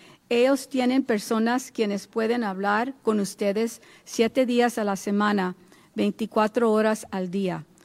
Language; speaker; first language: Spanish; early bilingual, heritage; Spanish